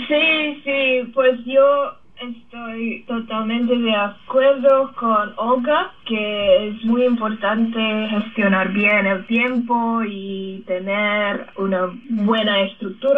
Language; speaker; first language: Spanish; non-native, fluent; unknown